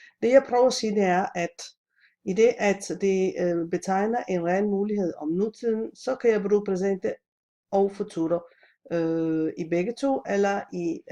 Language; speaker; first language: Danish; non-native, fluent; Italian